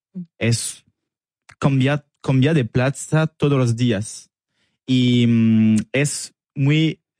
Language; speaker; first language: Spanish; non-native, learner; French